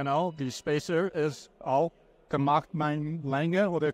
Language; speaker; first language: German; non-native, learner; English